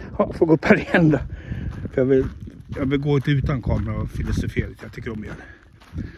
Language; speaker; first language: Swedish; native; Swedish